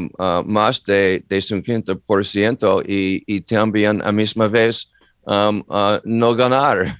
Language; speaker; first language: Spanish; non-native, learner; English